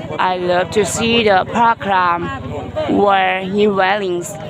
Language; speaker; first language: English; non-native, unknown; Thai